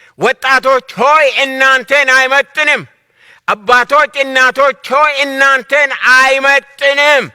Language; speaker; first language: Amharic; non-native, local second language; Oromo